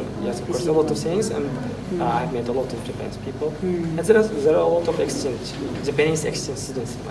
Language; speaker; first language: English; non-native, fluent; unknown